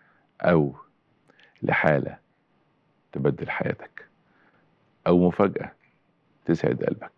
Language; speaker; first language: Arabic; native; Arabic